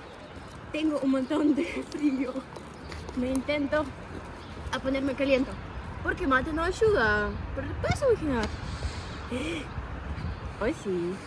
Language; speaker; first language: Spanish; non-native, learner; Ukrainian